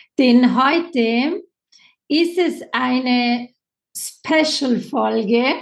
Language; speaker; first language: German; native; German